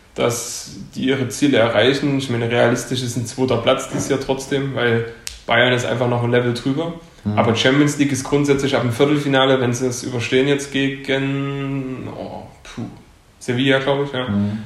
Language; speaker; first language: German; native; German